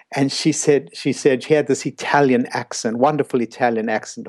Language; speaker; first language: English; native; English